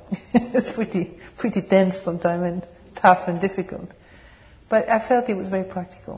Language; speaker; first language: English; non-native, fluent; French